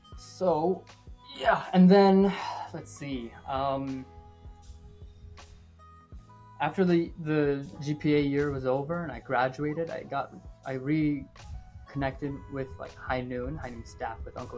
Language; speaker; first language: English; native; English